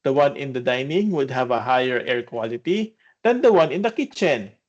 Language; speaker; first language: English; non-native, local second language; Filipino